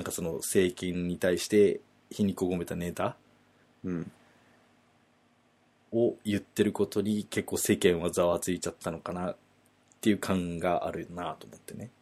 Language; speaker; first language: Japanese; native; Japanese